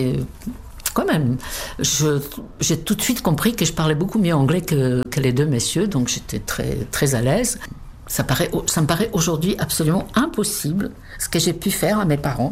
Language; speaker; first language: French; non-native, fluent; Czech